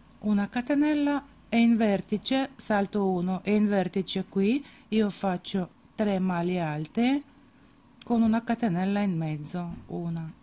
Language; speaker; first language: Italian; non-native, fluent; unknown